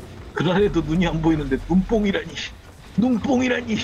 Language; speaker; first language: Korean; native; Korean